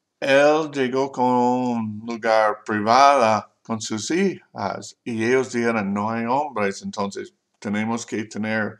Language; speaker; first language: Spanish; non-native, learner; English